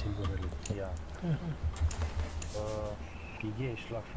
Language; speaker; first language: German; non-native, learner; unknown